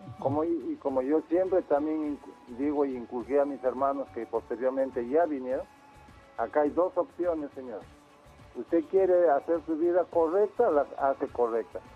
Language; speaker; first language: Spanish; native; Spanish